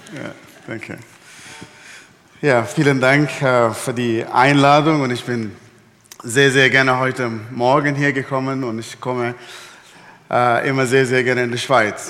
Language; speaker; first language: German; non-native, fluent; Arabic